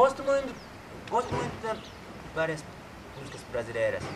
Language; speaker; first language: Portuguese; non-native, learner; Japanese